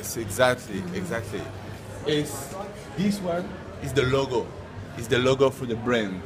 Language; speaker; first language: English; non-native, learner; French